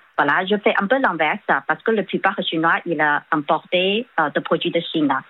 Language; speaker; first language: French; non-native, fluent; Chinese